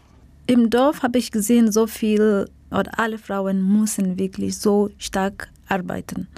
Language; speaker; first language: German; non-native, fluent; Swahili